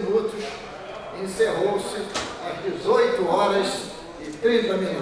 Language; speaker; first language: Portuguese; native; Portuguese